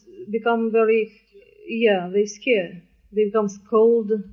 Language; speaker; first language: English; non-native, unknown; Lithuanian